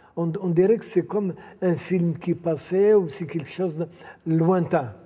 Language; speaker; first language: French; non-native, local second language; Arabic